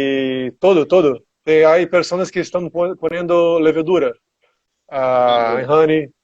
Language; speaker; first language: Spanish; non-native, learner; Portuguese